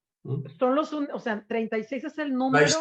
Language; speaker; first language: Spanish; native; Spanish